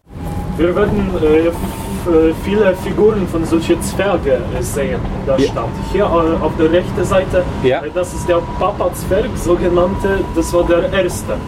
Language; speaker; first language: German; non-native, fluent; Polish